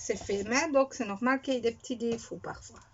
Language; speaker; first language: French; native; French